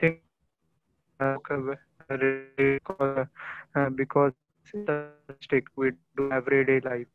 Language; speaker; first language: English; non-native, learner; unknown